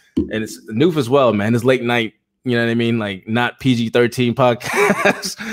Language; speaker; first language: English; native; English